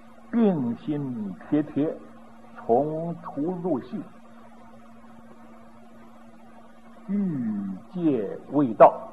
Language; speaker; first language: Chinese; native; Chinese